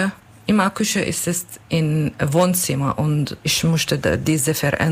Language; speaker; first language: German; non-native, learner; Kurdish